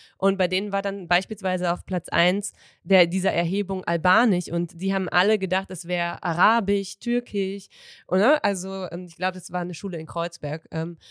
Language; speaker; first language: German; native; German